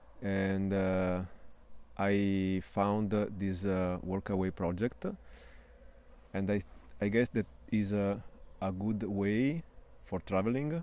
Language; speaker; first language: English; non-native, fluent; Italian